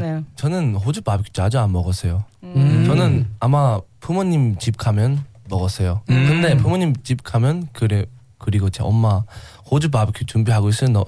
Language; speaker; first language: Korean; non-native, learner; English